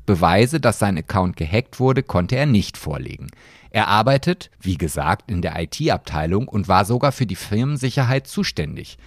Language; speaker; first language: German; native; German